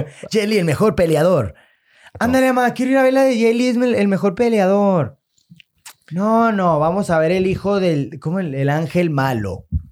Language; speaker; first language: Spanish; early bilingual, other home language; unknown